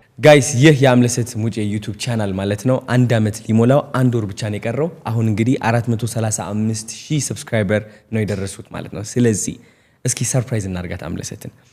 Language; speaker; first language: Amharic; non-native, local second language; Tigrinya